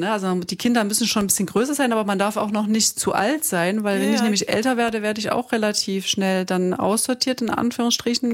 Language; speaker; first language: German; native; German